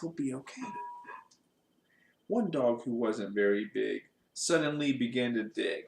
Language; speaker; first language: English; native; English